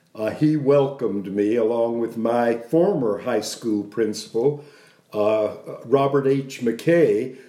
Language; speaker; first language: English; native; English